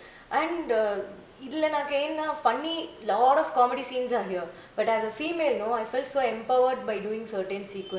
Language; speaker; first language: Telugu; non-native, learner; Tamil